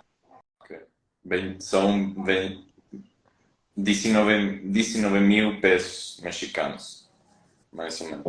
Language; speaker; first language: Portuguese; non-native, learner; Spanish